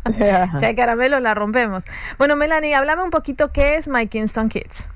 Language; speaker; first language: Spanish; native; Spanish